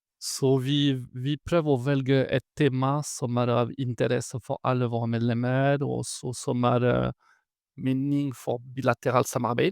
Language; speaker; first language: Norwegian; non-native, fluent; French